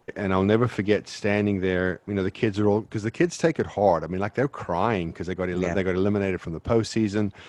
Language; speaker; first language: English; native; English